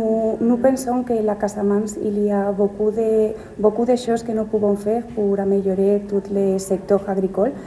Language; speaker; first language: French; non-native, learner; Spanish